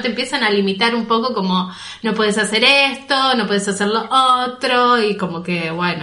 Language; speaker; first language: Spanish; native; Spanish